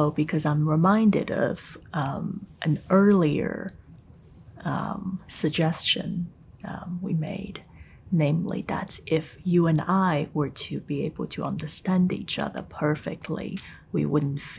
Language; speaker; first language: English; non-native, fluent; Chinese